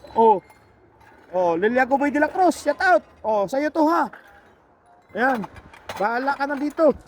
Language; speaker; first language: Filipino; non-native, local second language; Cebuano